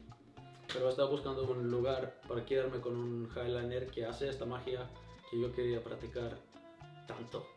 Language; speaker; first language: Spanish; non-native, fluent; Icelandic